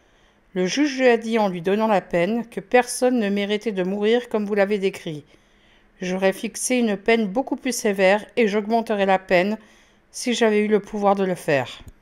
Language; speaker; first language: French; native; French